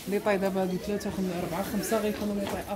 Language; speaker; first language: Arabic; native; Arabic